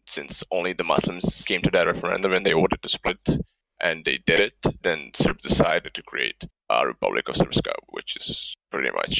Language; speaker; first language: English; non-native, fluent; Bosnian